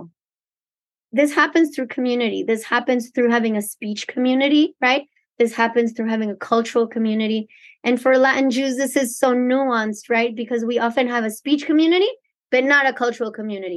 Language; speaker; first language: English; early bilingual, other home language; Spanish